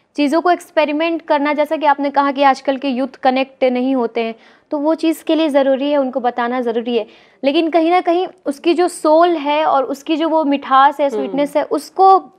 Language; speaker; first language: Hindi; native; Hindi